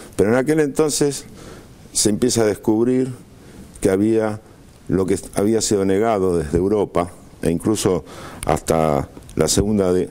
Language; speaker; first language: Spanish; native; Spanish